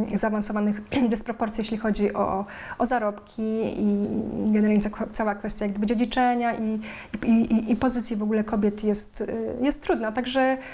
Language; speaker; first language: Polish; native; Polish